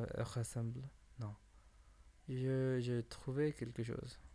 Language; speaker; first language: French; non-native, learner; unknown